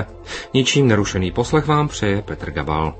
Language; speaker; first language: Czech; native; Czech